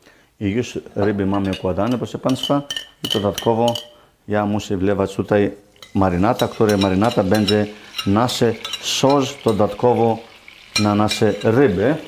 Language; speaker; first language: Polish; non-native, learner; Greek